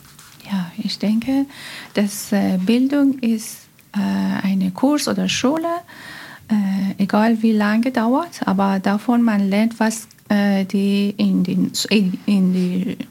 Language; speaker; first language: German; non-native, learner; Persian